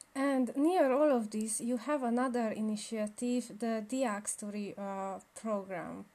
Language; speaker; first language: English; non-native, learner; Hungarian